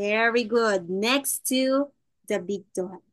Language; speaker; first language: English; non-native, local second language; Filipino